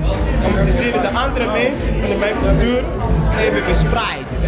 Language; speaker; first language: Dutch; non-native, learner; Portuguese